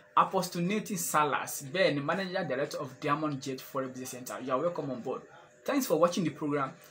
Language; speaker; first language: English; non-native, local second language; Yoruba